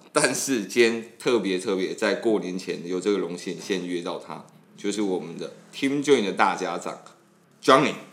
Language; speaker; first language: Chinese; native; Chinese